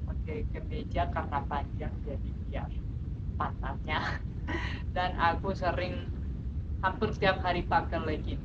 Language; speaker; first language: Indonesian; non-native, fluent; Spanish